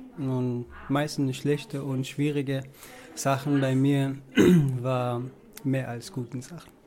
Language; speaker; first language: German; non-native, fluent; Persian